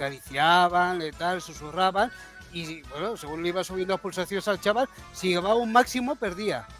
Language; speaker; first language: Spanish; native; Spanish